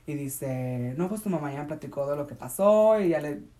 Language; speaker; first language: Spanish; early bilingual, heritage; Spanish